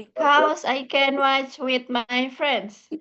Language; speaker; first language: English; non-native, learner; Indonesian